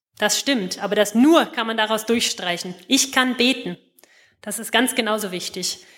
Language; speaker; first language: German; native; German